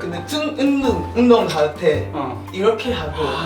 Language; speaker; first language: Korean; non-native, learner; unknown